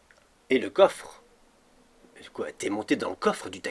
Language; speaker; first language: French; native; French